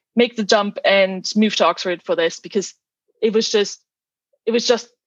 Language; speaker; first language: English; non-native, fluent; German